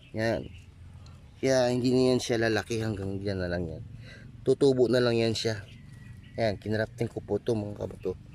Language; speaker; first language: Filipino; non-native, local second language; Hiligaynon